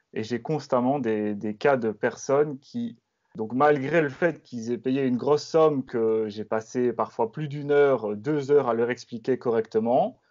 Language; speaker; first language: French; native; French